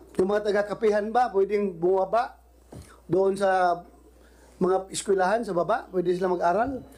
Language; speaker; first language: Filipino; non-native, local second language; Cebuano